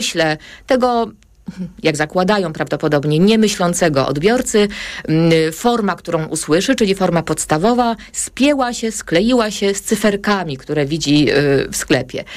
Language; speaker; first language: Polish; native; Polish